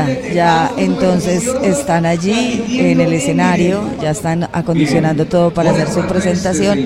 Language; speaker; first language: Spanish; native; Spanish